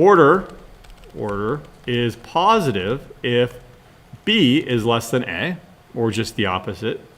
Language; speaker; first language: English; native; English